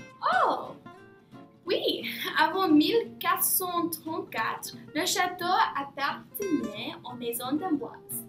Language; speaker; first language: French; non-native, learner; English